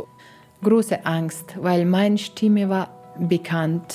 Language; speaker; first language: German; non-native, learner; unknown